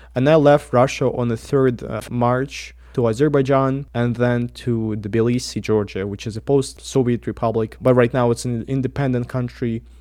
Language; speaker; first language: English; non-native, fluent; Russian